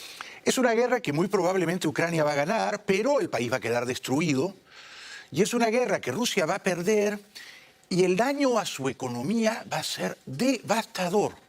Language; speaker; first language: Spanish; native; Spanish